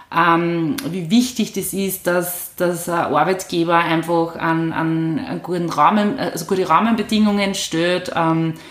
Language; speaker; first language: German; native; German